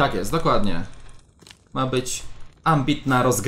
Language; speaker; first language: Polish; native; Polish